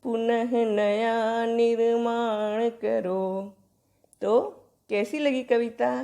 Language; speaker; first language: Hindi; non-native, local second language; Gujarati